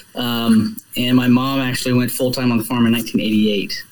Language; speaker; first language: English; native; English